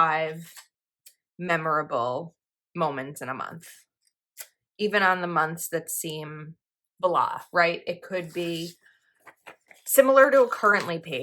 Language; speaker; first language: English; native; English